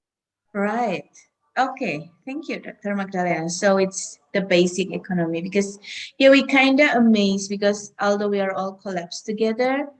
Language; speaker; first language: English; non-native, fluent; Indonesian